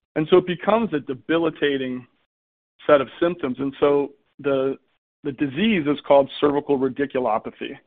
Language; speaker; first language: English; native; English